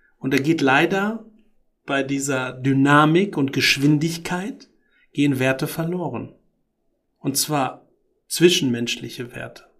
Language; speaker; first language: German; early bilingual, other home language; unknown